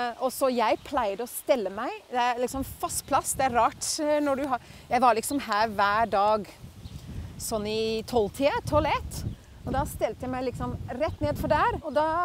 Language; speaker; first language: Norwegian; non-native, fluent; English